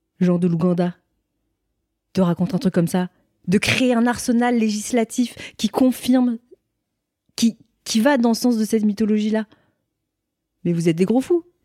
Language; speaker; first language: French; native; French